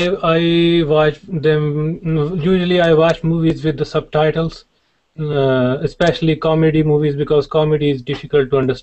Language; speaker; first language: English; non-native, learner; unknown